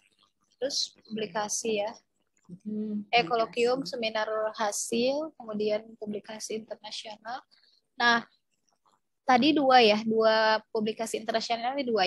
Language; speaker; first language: Indonesian; native; Indonesian